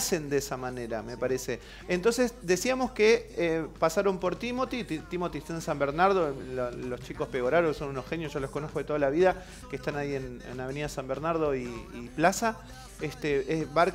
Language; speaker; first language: Spanish; native; Spanish